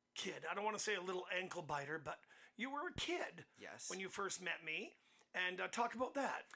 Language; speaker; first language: English; native; English